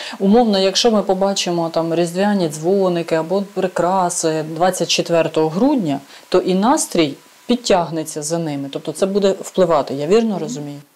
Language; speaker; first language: Ukrainian; native; Ukrainian